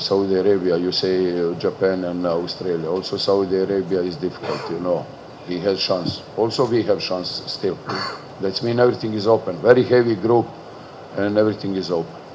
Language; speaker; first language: English; non-native, learner; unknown